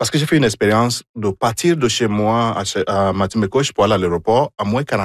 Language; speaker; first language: French; non-native, fluent; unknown